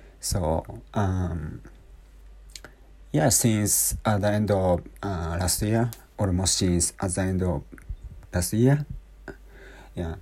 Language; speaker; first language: English; non-native, learner; Japanese